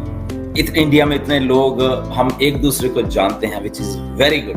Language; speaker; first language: Hindi; native; Hindi